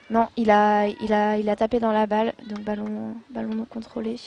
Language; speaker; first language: French; native; French